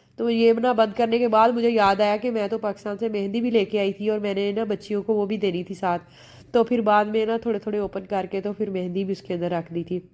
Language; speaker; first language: Urdu; native; Urdu